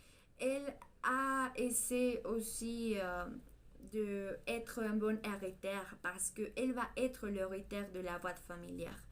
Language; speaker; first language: French; non-native, learner; Spanish